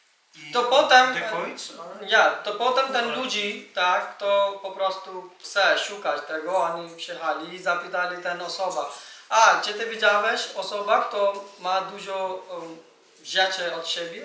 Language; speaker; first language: Polish; non-native, learner; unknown